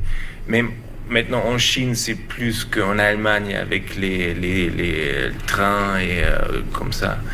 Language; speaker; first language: French; non-native, learner; German